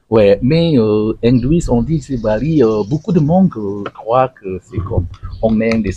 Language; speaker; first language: French; non-native, learner; Indonesian